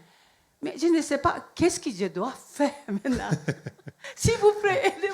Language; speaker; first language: French; non-native, learner; Japanese